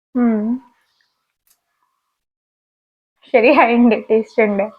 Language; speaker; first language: Malayalam; non-native, learner; Hindi